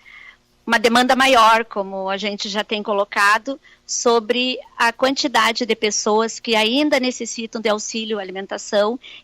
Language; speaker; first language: Portuguese; native; Portuguese